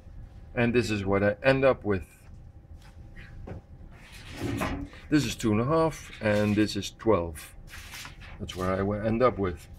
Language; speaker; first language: English; non-native, fluent; Dutch